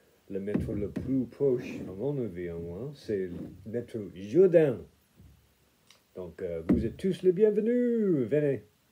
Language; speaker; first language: French; non-native, fluent; English